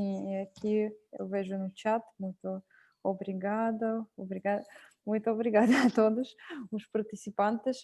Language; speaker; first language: Portuguese; non-native, fluent; Russian